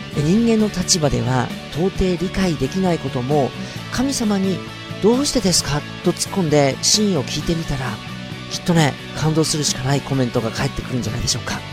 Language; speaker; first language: Japanese; native; Japanese